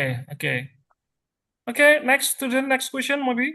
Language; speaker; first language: English; non-native, learner; Indonesian